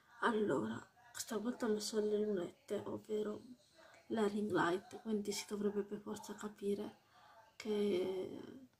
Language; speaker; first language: Italian; early bilingual, heritage; Italian